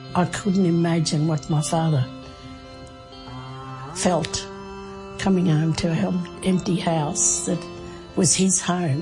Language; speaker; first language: English; native; English